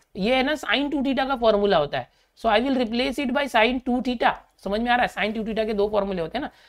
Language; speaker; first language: Hindi; native; Hindi